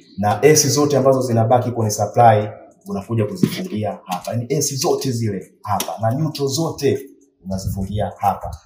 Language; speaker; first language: Swahili; native; Swahili